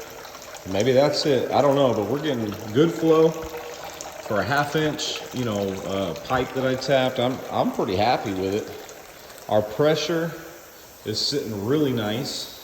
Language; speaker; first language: English; native; English